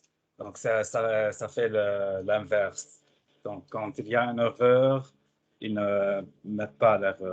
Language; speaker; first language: French; non-native, fluent; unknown